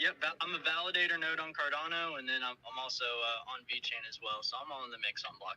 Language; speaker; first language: English; native; English